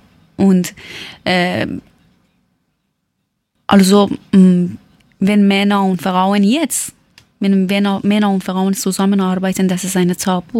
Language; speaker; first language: German; non-native, learner; Persian